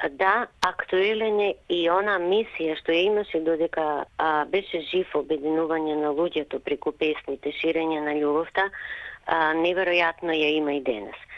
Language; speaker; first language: Macedonian; native; Macedonian